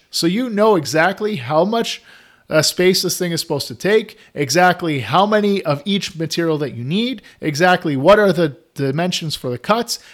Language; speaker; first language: English; native; English